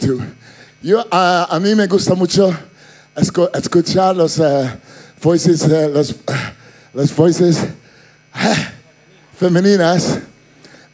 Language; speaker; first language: Spanish; non-native, learner; Dutch